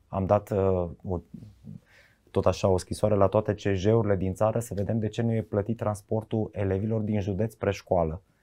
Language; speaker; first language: Romanian; native; Romanian